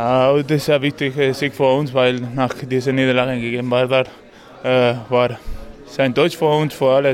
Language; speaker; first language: German; non-native, learner; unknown